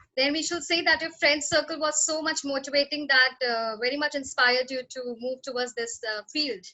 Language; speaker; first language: English; non-native, local second language; Hindi